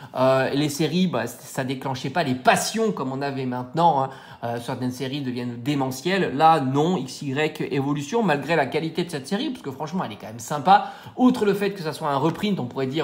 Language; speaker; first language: French; native; French